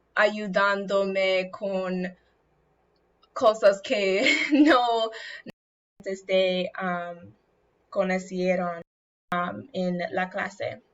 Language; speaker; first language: Spanish; non-native, learner; English